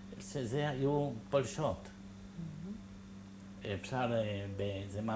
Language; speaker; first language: Hebrew; non-native, fluent; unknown